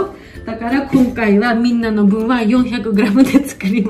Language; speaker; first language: Japanese; non-native, learner; Georgian